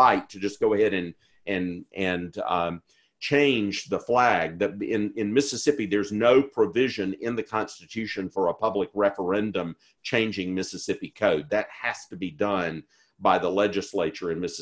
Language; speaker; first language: English; native; English